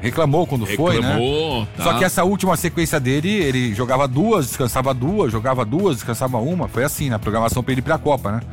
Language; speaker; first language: Portuguese; native; Portuguese